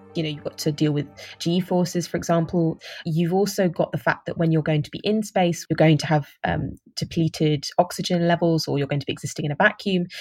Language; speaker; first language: English; native; English